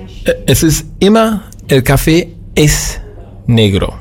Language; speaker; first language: Spanish; non-native, fluent; German